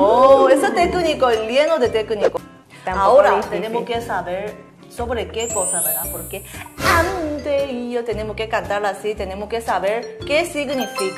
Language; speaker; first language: Spanish; non-native, learner; Korean